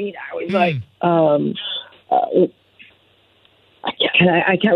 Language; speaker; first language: English; non-native, fluent; Spanish